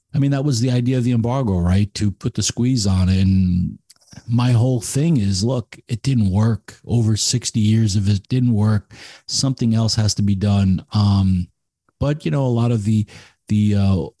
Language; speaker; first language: English; native; English